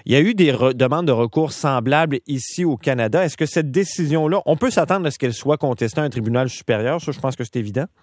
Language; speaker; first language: French; native; French